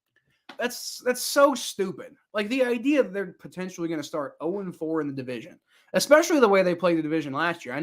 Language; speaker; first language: English; native; English